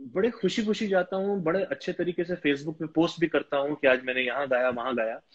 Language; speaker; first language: Hindi; native; Hindi